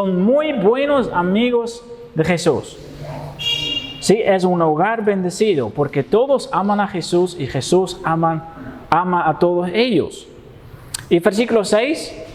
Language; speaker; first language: Spanish; non-native, fluent; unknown